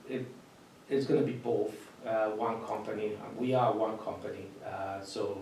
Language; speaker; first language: English; non-native, fluent; Italian